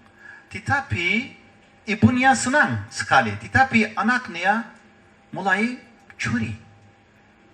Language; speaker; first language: Indonesian; non-native, learner; Turkish